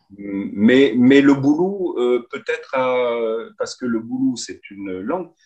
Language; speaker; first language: French; native; French